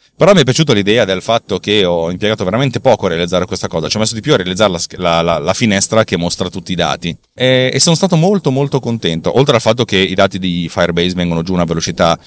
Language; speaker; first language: Italian; native; Italian